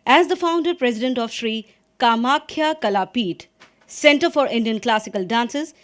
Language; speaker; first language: English; non-native, local second language; Hindi